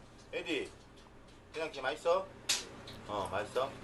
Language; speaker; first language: Korean; native; Korean